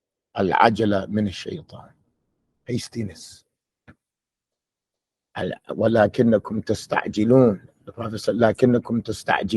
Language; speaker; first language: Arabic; non-native, fluent; English